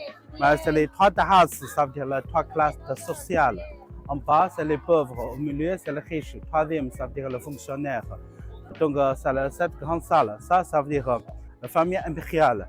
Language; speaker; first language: French; non-native, learner; Chinese